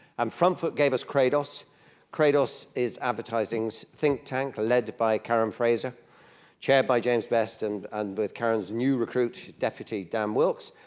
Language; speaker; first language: English; native; English